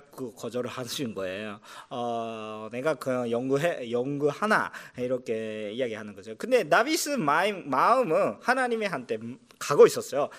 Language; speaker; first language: Korean; non-native, fluent; Japanese